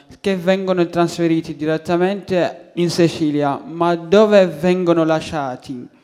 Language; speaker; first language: Italian; non-native, learner; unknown